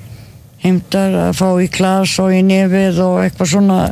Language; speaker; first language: Icelandic; non-native, fluent; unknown